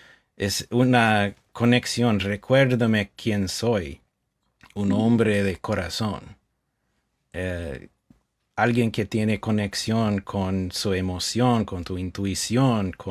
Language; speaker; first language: Spanish; non-native, fluent; English